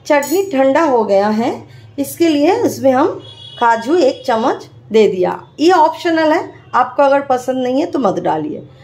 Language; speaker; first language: Hindi; non-native, local second language; Bangla